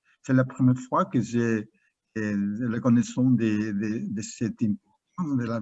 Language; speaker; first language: French; non-native, learner; Spanish